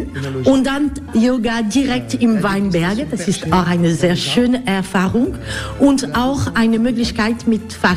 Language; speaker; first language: German; non-native, learner; French